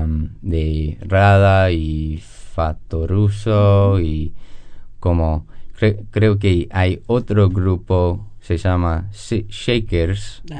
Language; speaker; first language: Spanish; non-native, learner; English